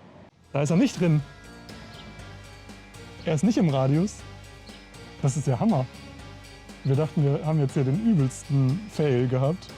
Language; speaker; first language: German; native; German